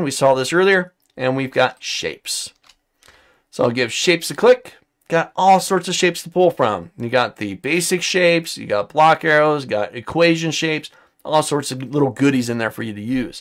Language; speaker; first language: English; native; English